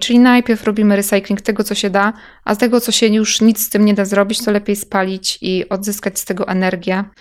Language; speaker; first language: Polish; native; Polish